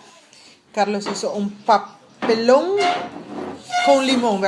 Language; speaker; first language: Spanish; non-native, fluent; Papiamento